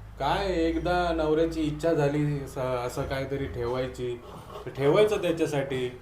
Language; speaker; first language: Marathi; native; Marathi